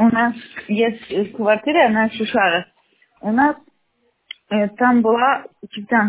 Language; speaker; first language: Russian; non-native, learner; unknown